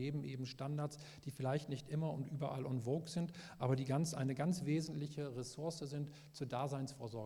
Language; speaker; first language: German; native; German